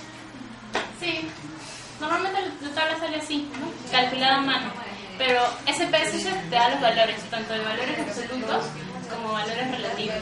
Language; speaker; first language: Spanish; native; Spanish